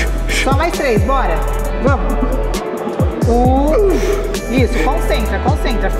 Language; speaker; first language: Portuguese; native; Portuguese